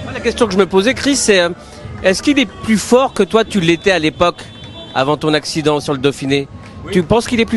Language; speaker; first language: French; native; French